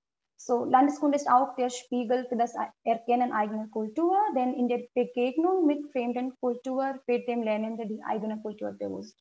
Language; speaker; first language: German; non-native, fluent; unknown